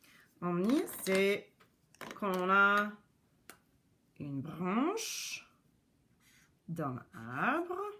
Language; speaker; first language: French; non-native, local second language; English